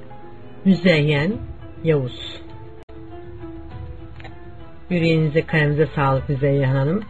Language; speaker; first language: Turkish; native; Turkish